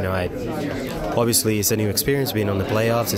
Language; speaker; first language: English; non-native, fluent; Spanish